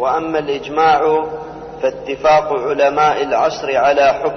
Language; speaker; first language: Arabic; native; Arabic